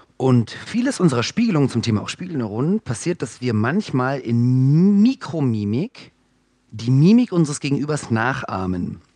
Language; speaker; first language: German; early bilingual, other home language; Russian